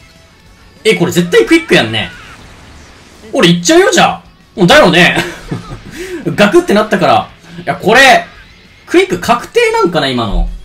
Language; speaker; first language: Japanese; native; Japanese